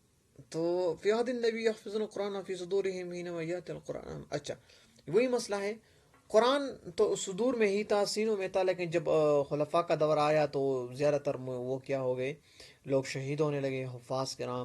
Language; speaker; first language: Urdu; non-native, local second language; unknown